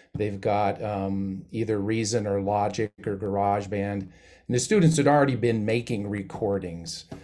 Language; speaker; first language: English; native; English